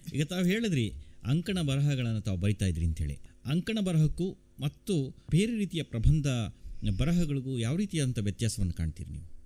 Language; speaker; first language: Kannada; native; Kannada